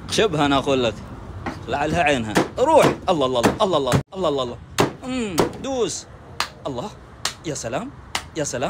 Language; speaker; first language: Arabic; native; Arabic